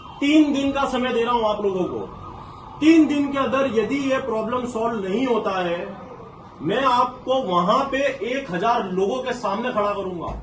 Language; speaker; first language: Hindi; non-native, local second language; Gujarati